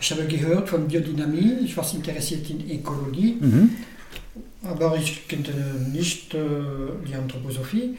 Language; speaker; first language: German; non-native, learner; French